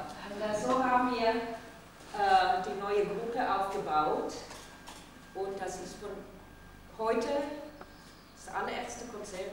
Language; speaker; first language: German; non-native, fluent; Hebrew